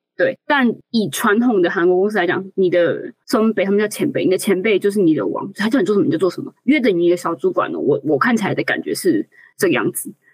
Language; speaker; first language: Chinese; native; Chinese